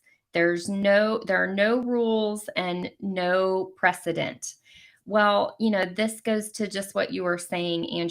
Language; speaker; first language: English; native; English